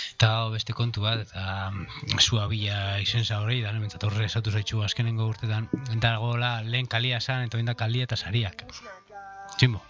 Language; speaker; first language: Basque; native; Basque